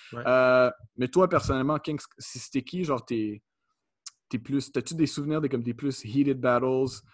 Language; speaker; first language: French; native; French